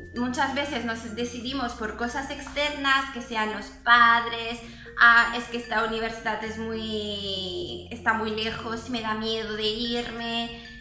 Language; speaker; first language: Spanish; non-native, fluent; French